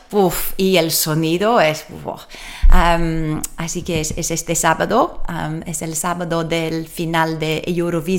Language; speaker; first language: Spanish; non-native, learner; English